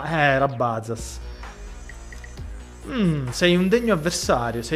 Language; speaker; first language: Italian; native; Italian